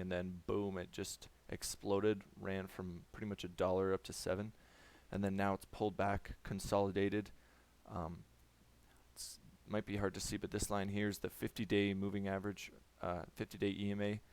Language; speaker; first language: English; native; English